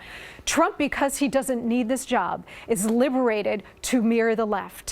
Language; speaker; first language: English; native; English